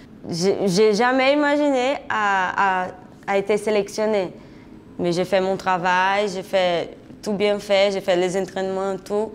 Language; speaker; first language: French; non-native, fluent; Portuguese